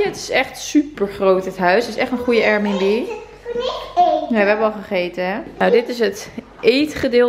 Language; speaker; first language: Dutch; native; Dutch